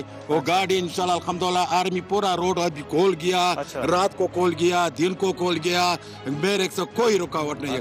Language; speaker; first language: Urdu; non-native, learner; Pashto